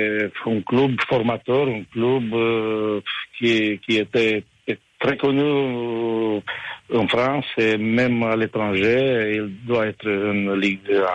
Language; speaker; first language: French; non-native, fluent; Romanian